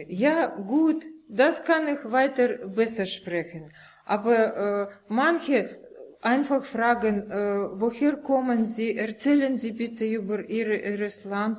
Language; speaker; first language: German; non-native, learner; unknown